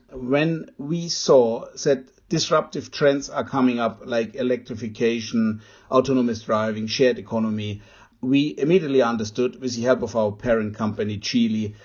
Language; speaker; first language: English; non-native, fluent; German